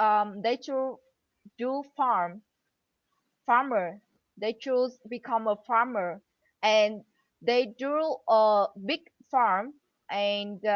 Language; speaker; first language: English; non-native, learner; Vietnamese